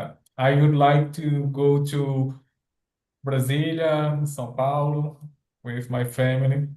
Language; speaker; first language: English; non-native, learner; Portuguese